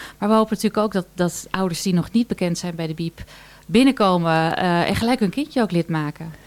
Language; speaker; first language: Dutch; native; Dutch